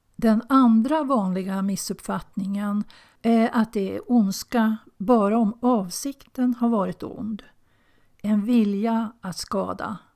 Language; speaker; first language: Swedish; native; Swedish